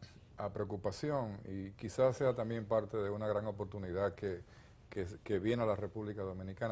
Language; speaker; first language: Spanish; native; Spanish